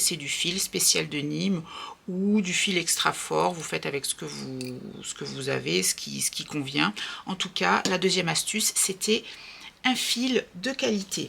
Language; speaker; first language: French; native; French